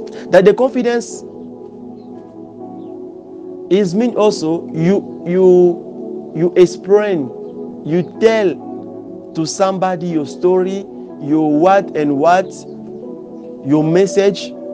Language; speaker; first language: English; non-native, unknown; Lingala